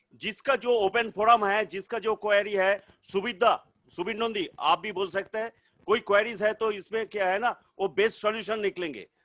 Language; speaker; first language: Hindi; non-native, local second language; Bangla